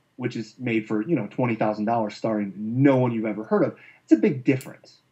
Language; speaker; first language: English; native; English